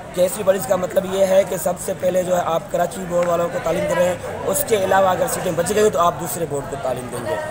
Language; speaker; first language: Urdu; non-native, local second language; Sindhi